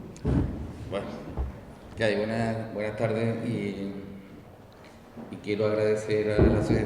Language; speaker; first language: Spanish; native; Spanish